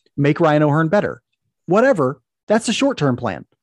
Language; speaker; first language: English; native; English